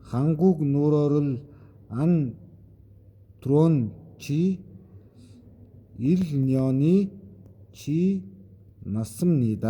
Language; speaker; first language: Korean; non-native, learner; Mongolian